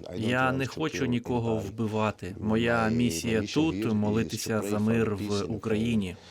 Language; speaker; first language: Ukrainian; early bilingual, heritage; Portuguese